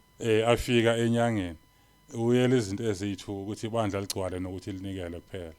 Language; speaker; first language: Zulu; native; Zulu